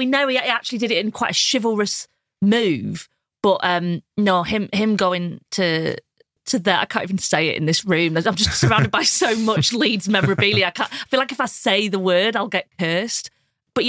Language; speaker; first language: English; native; English